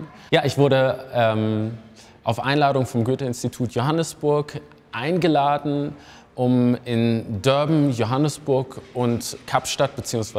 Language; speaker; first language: German; early bilingual, heritage; German